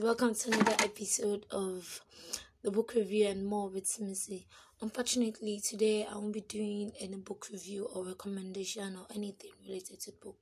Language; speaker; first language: English; non-native, local second language; Yoruba